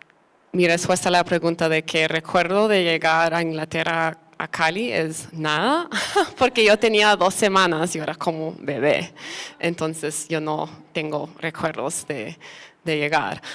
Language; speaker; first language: Spanish; early bilingual, other home language; English